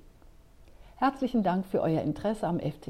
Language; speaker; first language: German; native; German